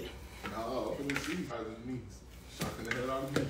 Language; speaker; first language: English; native; English